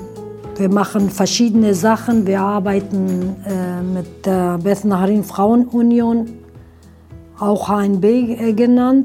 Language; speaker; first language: German; early bilingual, other home language; Aramaic